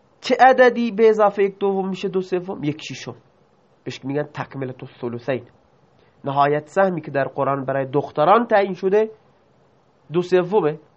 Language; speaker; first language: Persian; non-native, local second language; Baluchi